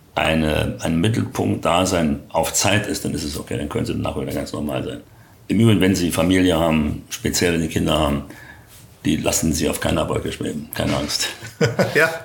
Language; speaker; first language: German; native; German